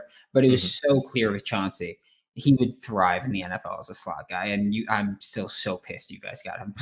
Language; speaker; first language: English; native; English